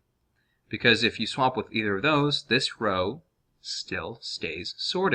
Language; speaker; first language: English; native; English